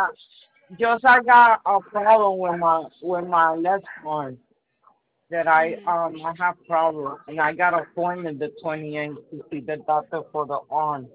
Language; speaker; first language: English; non-native, learner; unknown